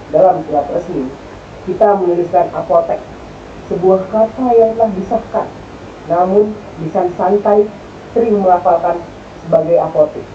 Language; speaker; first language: Indonesian; native; Indonesian